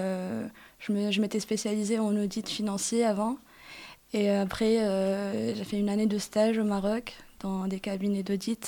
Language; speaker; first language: French; non-native, local second language; Arabic